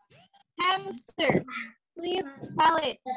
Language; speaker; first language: English; non-native, learner; Indonesian